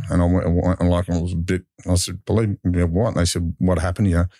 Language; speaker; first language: English; native; English